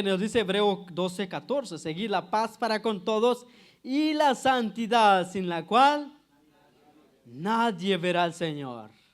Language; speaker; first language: Spanish; native; Spanish